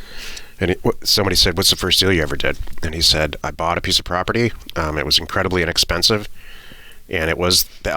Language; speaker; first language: English; native; English